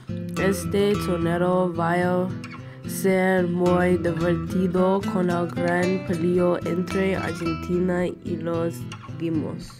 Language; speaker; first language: Spanish; non-native, learner; English